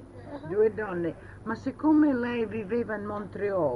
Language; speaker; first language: Italian; early bilingual, heritage; Italian